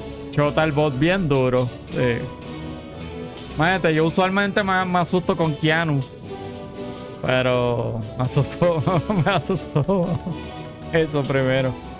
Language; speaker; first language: Spanish; native; Spanish